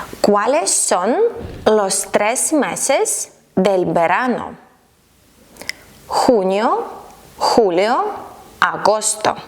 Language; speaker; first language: Spanish; non-native, fluent; Ukrainian